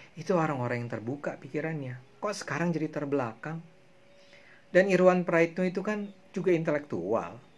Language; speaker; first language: Indonesian; native; Indonesian